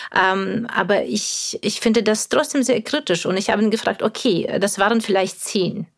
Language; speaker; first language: German; non-native, fluent; Russian